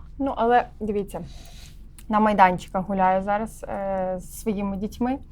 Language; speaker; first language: Ukrainian; native; Ukrainian